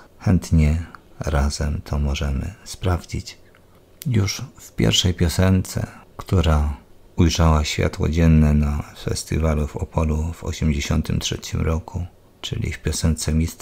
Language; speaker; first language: Polish; native; Polish